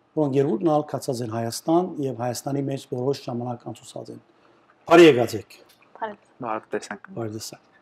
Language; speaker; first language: Armenian; early bilingual, heritage; Armenian